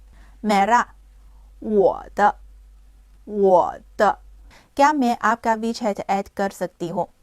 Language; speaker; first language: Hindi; non-native, fluent; Chinese